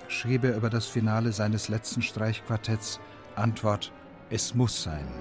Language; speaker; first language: German; native; German